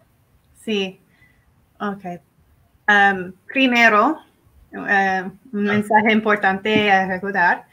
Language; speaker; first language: Spanish; non-native, learner; English